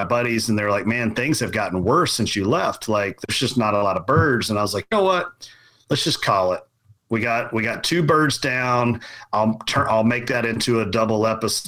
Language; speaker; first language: English; native; English